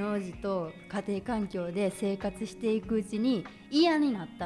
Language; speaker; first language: Japanese; native; Japanese